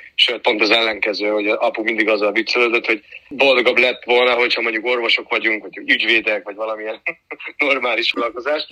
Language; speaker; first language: Hungarian; early bilingual, heritage; Hungarian